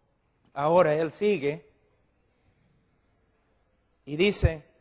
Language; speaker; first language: Spanish; non-native, fluent; English